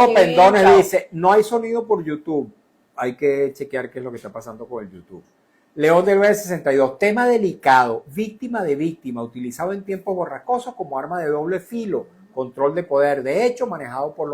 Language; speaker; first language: Spanish; native; Spanish